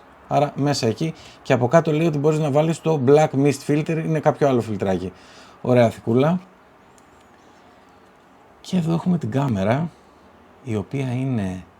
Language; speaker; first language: Greek; native; Greek